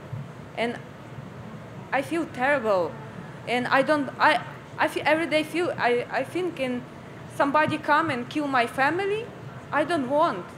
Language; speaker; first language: English; non-native, learner; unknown